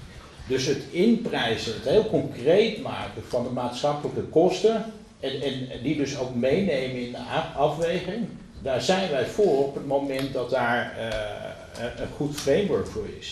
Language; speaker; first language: Dutch; native; Dutch